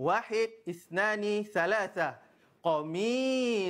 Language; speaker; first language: Arabic; non-native, fluent; Malay